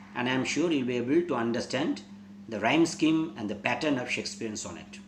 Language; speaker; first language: English; non-native, local second language; Bangla